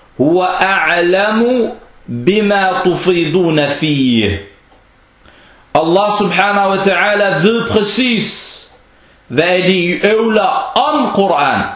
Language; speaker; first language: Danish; non-native, fluent; Arabic